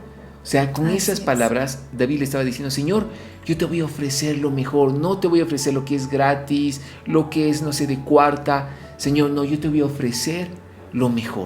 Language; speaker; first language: Spanish; native; Spanish